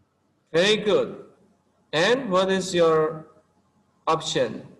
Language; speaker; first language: English; non-native, local second language; Indonesian